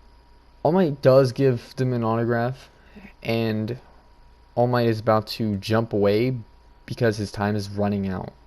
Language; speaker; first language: English; native; English